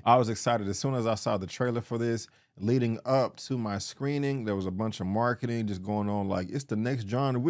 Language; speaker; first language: English; native; English